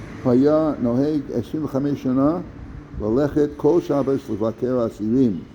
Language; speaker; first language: Hebrew; non-native, fluent; English